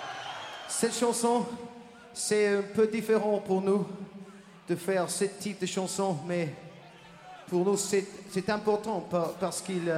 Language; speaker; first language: French; non-native, learner; English